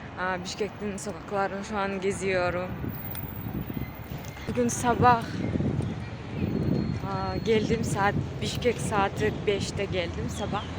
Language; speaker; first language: Turkish; non-native, learner; Kyrgyz